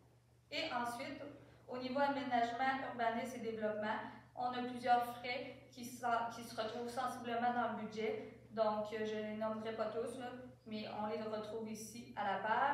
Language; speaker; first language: French; native; French